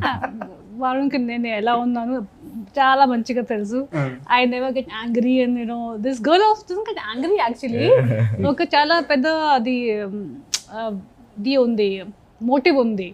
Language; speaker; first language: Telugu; non-native, local second language; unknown